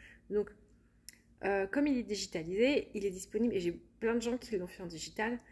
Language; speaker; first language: French; native; French